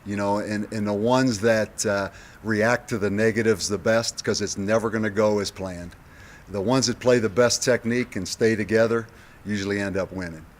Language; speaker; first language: English; native; English